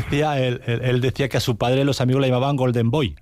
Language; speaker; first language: Spanish; native; Spanish